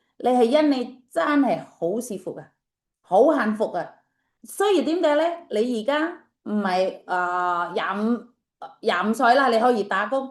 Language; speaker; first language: Chinese; non-native, fluent; Indonesian